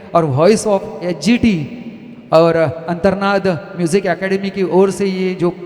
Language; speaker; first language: Hindi; non-native, local second language; Marathi